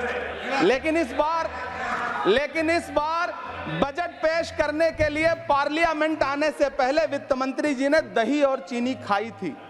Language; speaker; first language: Hindi; native; Hindi